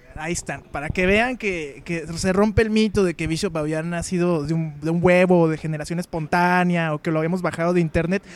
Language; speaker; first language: Spanish; native; Spanish